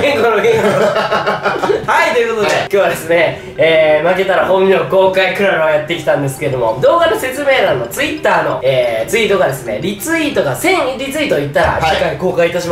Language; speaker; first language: Japanese; native; Japanese